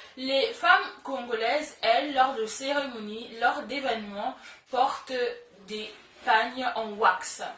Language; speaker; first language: French; early bilingual, other home language; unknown